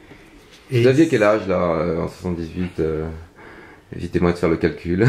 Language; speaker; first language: French; native; French